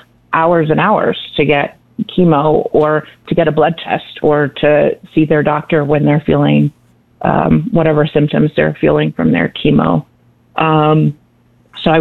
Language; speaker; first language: English; native; English